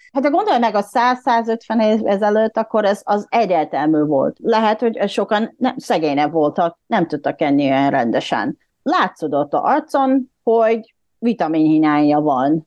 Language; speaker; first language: Hungarian; non-native, fluent; Japanese